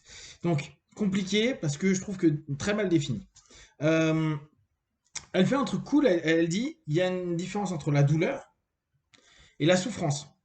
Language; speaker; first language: French; native; French